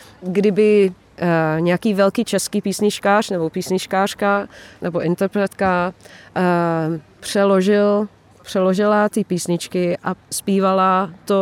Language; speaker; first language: Czech; non-native, fluent; Dutch